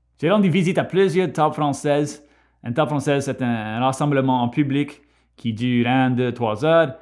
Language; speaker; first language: French; non-native, local second language; English